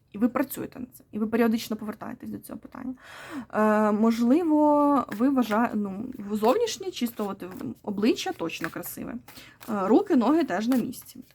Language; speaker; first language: Ukrainian; non-native, local second language; Russian